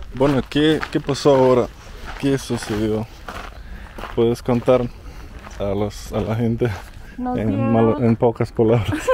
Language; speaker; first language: Spanish; non-native, fluent; Russian